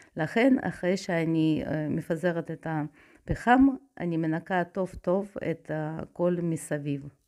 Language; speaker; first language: Hebrew; non-native, fluent; Russian